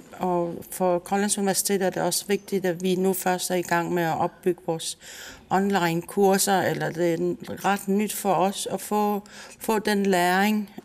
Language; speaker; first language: Danish; non-native, local second language; Kalaallisut